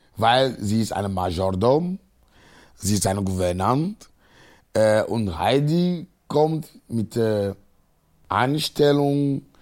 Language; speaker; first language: German; non-native, fluent; Ewe